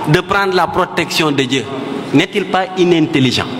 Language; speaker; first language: French; non-native, local second language; Wolof